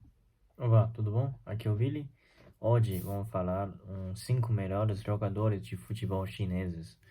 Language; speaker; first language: Portuguese; non-native, fluent; Chinese